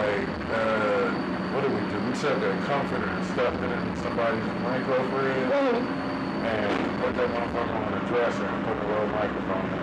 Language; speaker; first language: English; native; English